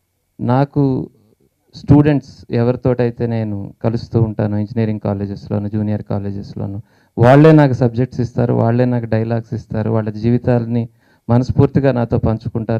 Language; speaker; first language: Telugu; native; Telugu